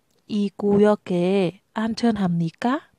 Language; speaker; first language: Korean; non-native, learner; Vietnamese